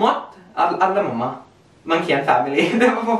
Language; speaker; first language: Thai; early bilingual, heritage; Thai